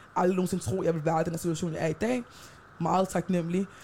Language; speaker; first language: Danish; native; Danish